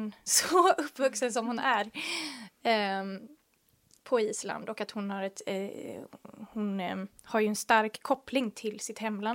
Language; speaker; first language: Swedish; native; Swedish